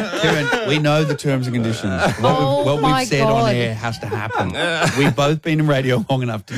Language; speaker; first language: English; native; English